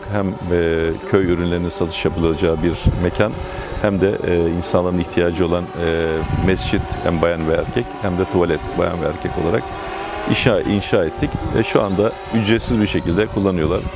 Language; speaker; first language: Turkish; native; Turkish